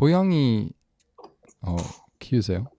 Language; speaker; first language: Korean; non-native, learner; English